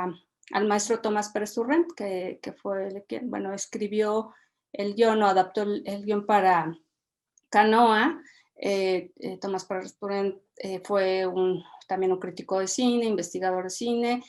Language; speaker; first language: Spanish; native; Spanish